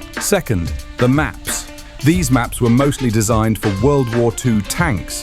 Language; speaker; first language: English; native; English